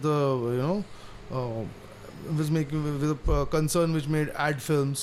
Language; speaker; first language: English; non-native, local second language; Bangla